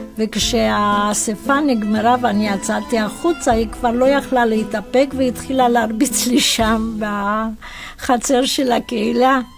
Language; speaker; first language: Hebrew; non-native, fluent; Romanian